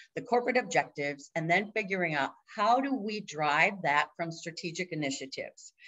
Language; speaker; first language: English; native; English